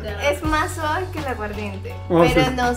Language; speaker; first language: Spanish; native; Spanish